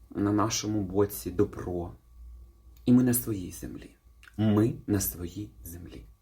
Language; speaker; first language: Ukrainian; non-native, local second language; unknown